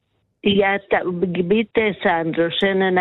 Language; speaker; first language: German; non-native, learner; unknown